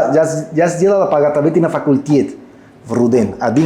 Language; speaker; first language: Russian; non-native, learner; Spanish